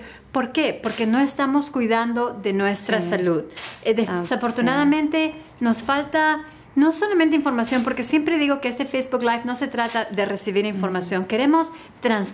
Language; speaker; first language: Spanish; native; Spanish